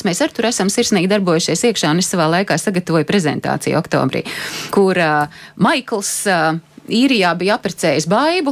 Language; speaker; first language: Latvian; native; Latvian